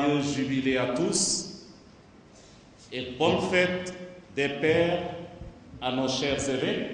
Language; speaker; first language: French; non-native, local second language; Jola-Fonyi